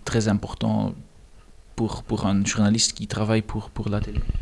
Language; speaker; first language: French; non-native, learner; Dutch